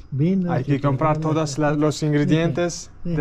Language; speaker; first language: Spanish; non-native, learner; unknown